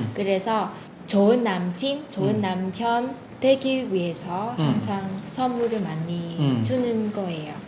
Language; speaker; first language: Korean; non-native, fluent; Vietnamese